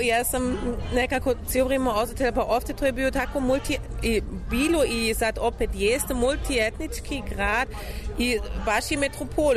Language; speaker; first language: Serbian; non-native, learner; German